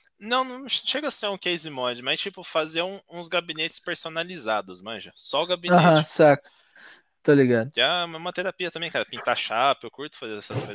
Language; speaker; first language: Portuguese; native; Portuguese